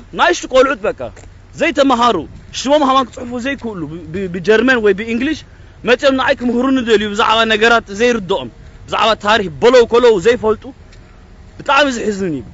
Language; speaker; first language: Tigrinya; early bilingual, heritage; Tigrinya